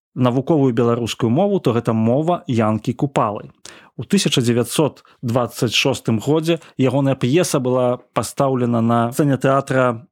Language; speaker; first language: Belarusian; non-native, local second language; Russian